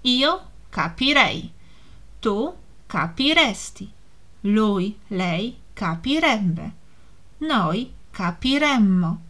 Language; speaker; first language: Italian; non-native, fluent; Polish